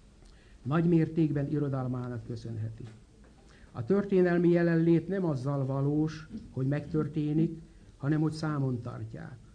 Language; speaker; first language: Hungarian; native; Hungarian